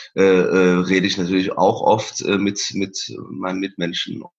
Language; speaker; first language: German; early bilingual, other home language; Persian